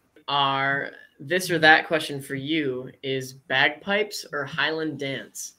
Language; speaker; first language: English; native; English